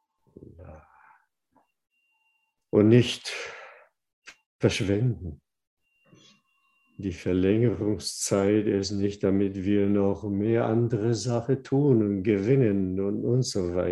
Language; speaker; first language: German; non-native, fluent; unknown